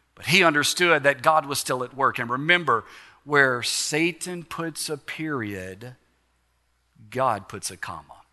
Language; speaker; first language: English; native; English